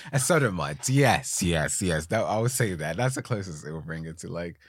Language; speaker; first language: English; non-native, local second language; Akan